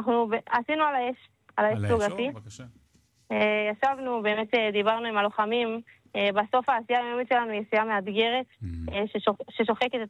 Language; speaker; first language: Hebrew; native; Hebrew